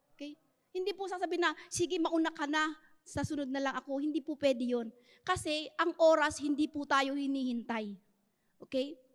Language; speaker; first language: Filipino; native; Filipino